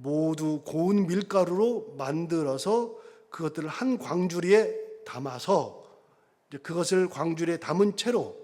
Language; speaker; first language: Korean; native; Korean